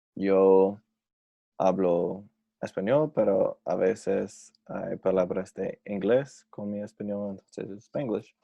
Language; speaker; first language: Spanish; non-native, learner; English